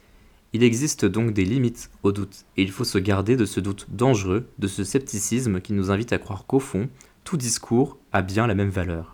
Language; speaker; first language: French; native; French